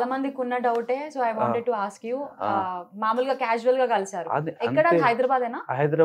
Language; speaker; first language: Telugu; native; Telugu